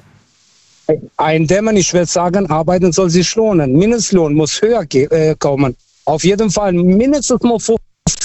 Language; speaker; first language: German; non-native, fluent; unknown